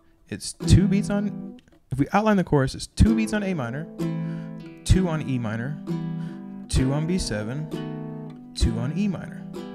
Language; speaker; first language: English; native; English